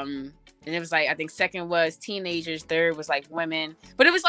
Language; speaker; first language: English; early bilingual, other home language; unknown